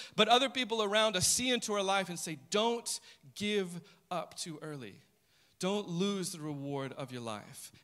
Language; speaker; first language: English; native; English